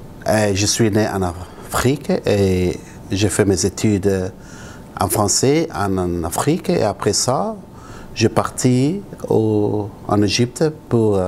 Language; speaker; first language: French; non-native, local second language; Arabic